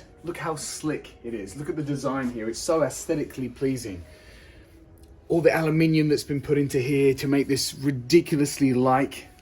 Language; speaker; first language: English; native; English